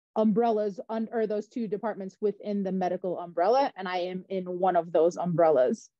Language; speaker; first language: English; native; English